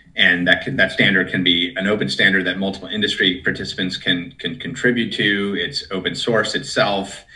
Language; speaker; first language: English; native; English